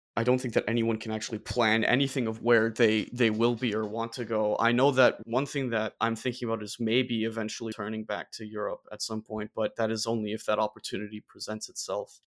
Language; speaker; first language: English; non-native, fluent; German